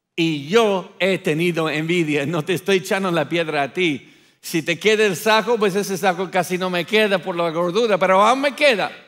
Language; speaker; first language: Spanish; non-native, fluent; English